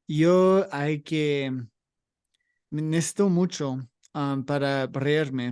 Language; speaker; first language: Spanish; non-native, learner; English